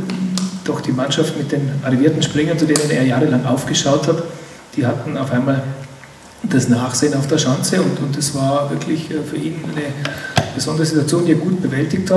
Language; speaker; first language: German; native; German